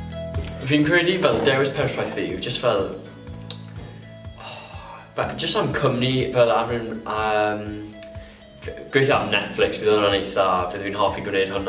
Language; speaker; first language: Welsh; non-native, local second language; English